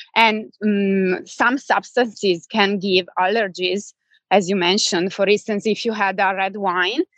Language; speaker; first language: English; non-native, fluent; Italian